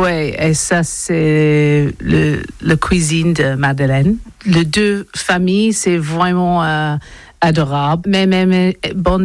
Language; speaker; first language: French; non-native, learner; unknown